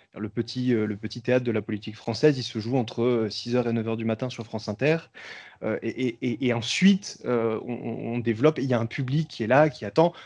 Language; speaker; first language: French; native; French